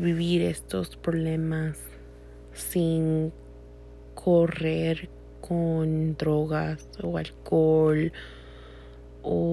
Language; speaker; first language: Spanish; early bilingual, heritage; Spanish